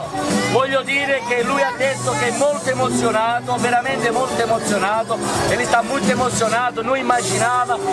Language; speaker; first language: Italian; non-native, learner; Portuguese